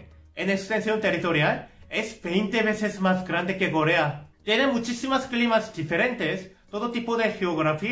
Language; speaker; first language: Spanish; non-native, fluent; Korean